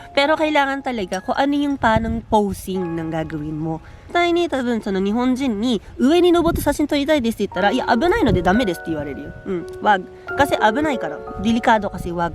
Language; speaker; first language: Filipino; early bilingual, heritage; Filipino